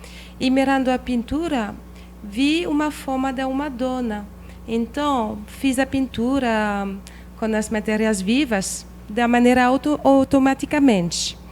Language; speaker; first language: Portuguese; non-native, learner; French